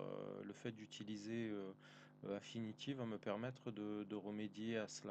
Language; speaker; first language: French; native; French